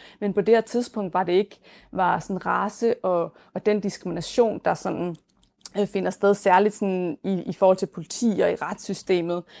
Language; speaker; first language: Danish; native; Danish